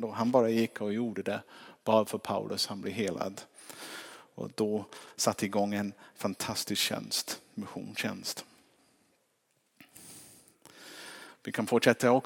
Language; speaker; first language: Swedish; non-native, fluent; English